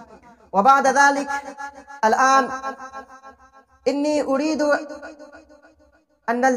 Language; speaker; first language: Arabic; non-native, fluent; Urdu